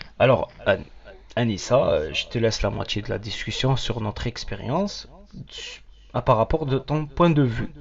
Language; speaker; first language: French; non-native, local second language; Arabic